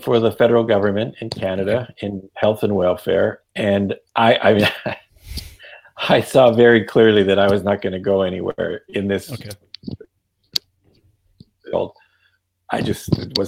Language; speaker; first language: English; non-native, fluent; Yiddish